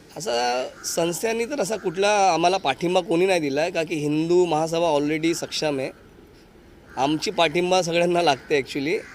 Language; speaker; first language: Marathi; non-native, local second language; Hindi